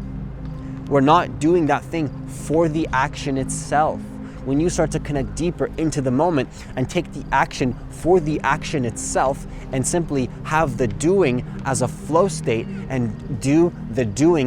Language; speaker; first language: English; native; English